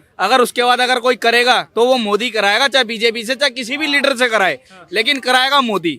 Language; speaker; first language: Hindi; native; Hindi